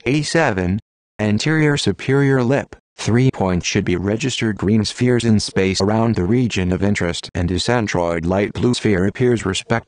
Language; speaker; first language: English; non-native, fluent; Greek